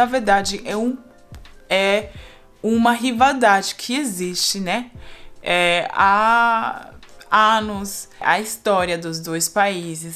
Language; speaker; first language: Portuguese; non-native, fluent; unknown